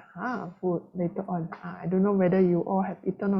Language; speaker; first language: English; non-native, local second language; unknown